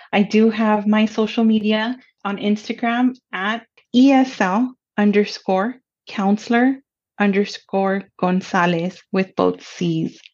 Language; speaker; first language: English; early bilingual, other home language; Spanish